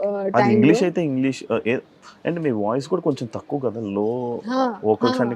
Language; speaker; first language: Telugu; native; Telugu